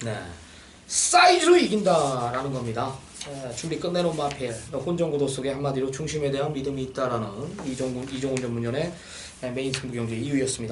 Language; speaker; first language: Korean; native; Korean